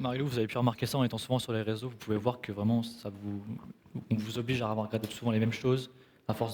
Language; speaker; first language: French; native; French